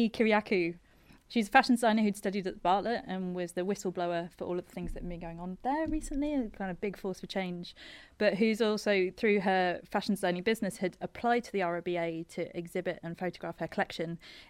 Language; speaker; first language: English; native; English